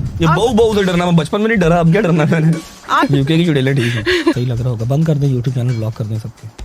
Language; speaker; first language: Urdu; non-native, local second language; Punjabi